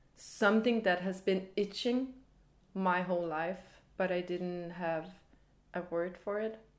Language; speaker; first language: English; early bilingual, other home language; Danish